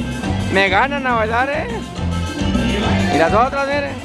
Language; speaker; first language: Spanish; native; Spanish